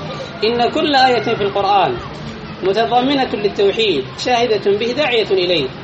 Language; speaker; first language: Arabic; native; Arabic